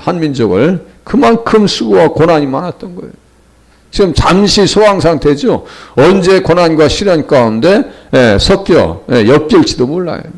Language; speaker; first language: Korean; native; Korean